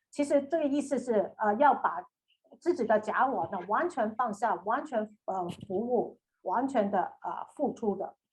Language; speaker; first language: Chinese; native; Chinese